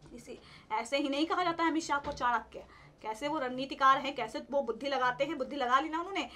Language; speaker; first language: Hindi; native; Hindi